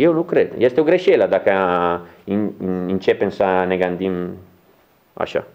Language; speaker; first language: Romanian; non-native, learner; Italian